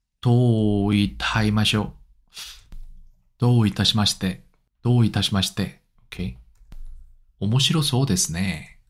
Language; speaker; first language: Japanese; non-native, learner; Korean